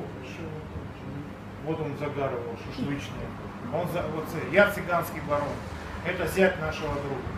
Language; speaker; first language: Russian; native; Russian